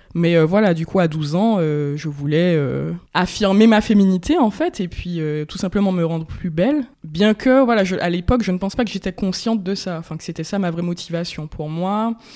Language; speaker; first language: French; native; French